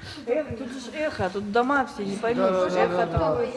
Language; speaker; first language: Russian; native; Russian